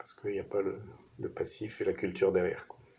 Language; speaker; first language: French; native; French